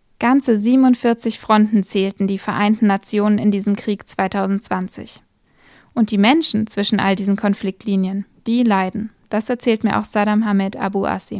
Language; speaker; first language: German; native; German